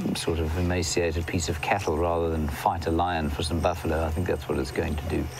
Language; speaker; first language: English; native; English